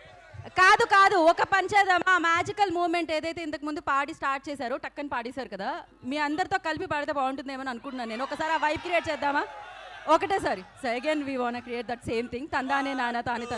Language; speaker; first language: Telugu; native; Telugu